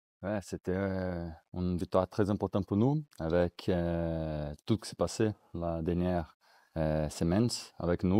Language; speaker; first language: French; non-native, learner; Portuguese